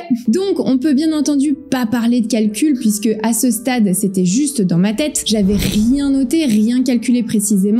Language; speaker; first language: French; native; French